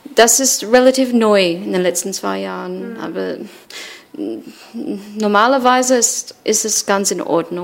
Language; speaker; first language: German; non-native, fluent; English